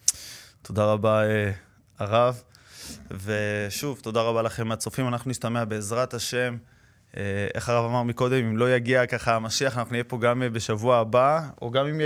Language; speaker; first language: Hebrew; native; Hebrew